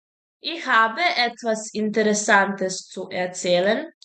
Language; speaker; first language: German; non-native, fluent; Serbian